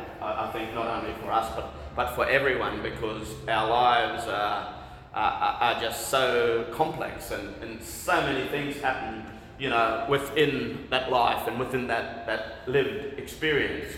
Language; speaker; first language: English; native; English